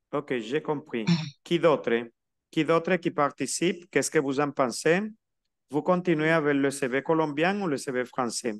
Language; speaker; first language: French; non-native, fluent; Spanish